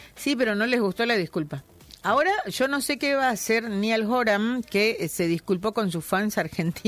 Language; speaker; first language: Spanish; native; Spanish